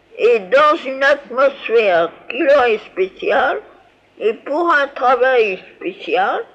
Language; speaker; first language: French; native; French